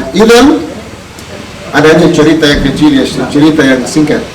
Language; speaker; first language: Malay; non-native, learner; Arabic